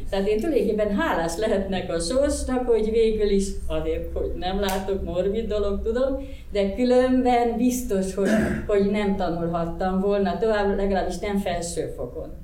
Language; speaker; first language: Hungarian; non-native, local second language; Croatian